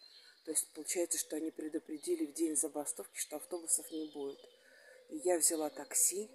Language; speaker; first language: Russian; native; Russian